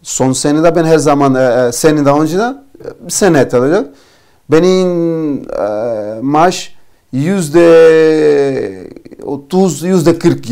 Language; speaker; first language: Turkish; non-native, learner; Portuguese